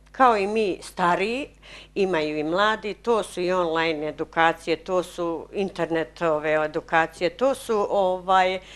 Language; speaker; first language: Bosnian; native; Bosnian